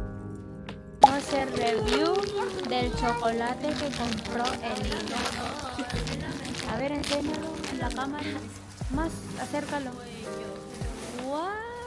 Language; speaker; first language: Spanish; non-native, fluent; Filipino